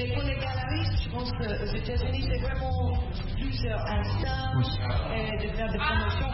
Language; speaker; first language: French; non-native, fluent; English